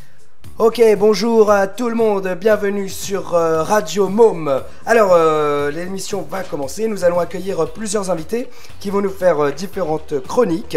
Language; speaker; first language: French; native; French